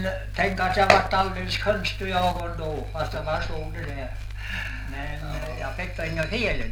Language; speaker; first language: Swedish; native; Swedish